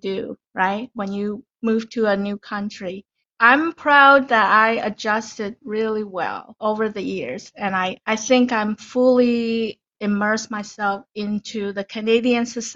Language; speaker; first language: English; non-native, fluent; Chinese